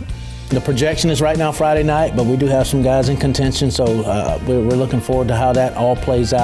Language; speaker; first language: English; native; English